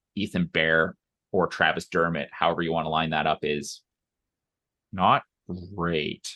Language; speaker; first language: English; native; English